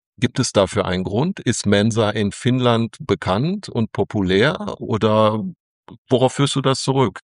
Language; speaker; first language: German; native; German